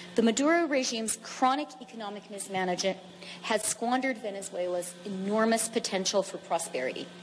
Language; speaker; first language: English; native; English